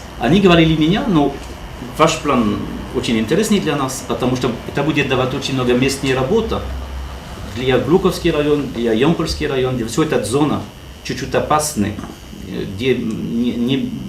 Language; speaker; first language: Russian; non-native, learner; French